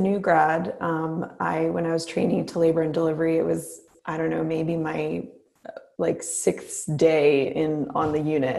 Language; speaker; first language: English; native; English